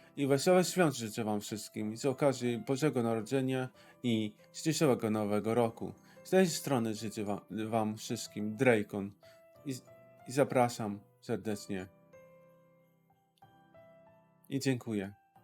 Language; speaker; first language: Polish; native; Polish